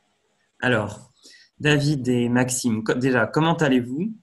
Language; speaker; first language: French; native; French